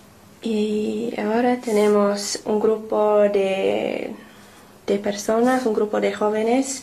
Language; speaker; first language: Spanish; non-native, learner; English